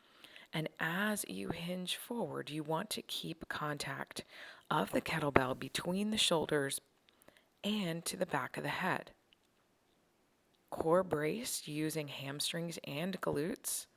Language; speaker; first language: English; native; English